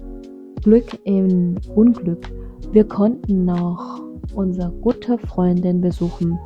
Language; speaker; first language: German; non-native, fluent; Vietnamese